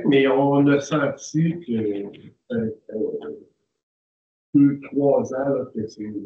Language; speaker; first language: French; native; French